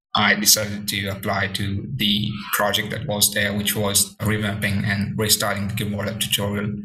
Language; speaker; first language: English; non-native, fluent; Morisyen